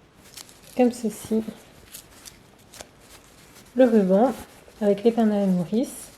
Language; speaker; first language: French; native; French